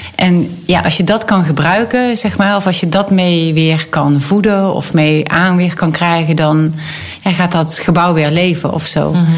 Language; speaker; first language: Dutch; native; Dutch